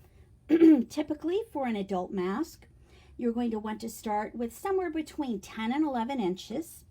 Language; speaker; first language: English; native; English